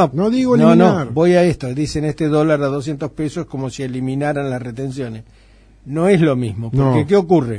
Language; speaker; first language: Spanish; native; Spanish